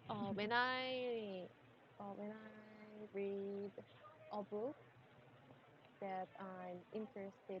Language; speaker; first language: English; non-native, learner; Korean